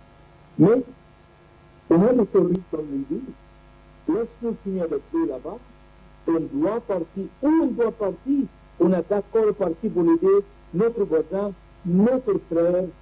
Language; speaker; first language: French; non-native, learner; Arabic